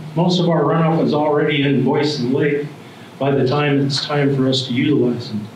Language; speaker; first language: English; native; English